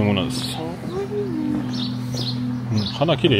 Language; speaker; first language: Japanese; non-native, learner; French